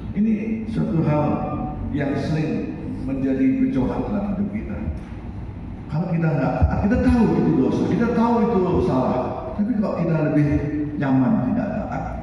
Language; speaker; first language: Indonesian; native; Indonesian